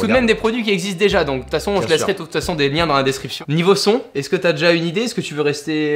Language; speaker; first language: French; native; French